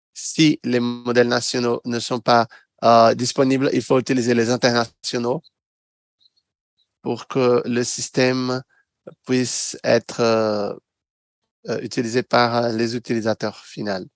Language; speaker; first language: French; non-native, fluent; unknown